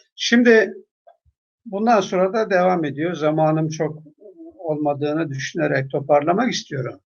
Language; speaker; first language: Turkish; native; Turkish